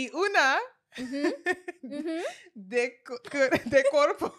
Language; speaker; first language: Spanish; non-native, learner; English